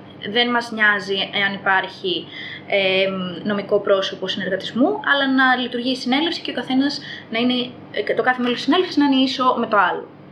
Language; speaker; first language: Greek; native; Greek